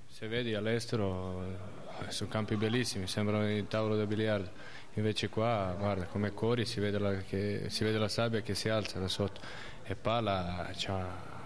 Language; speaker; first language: Italian; non-native, fluent; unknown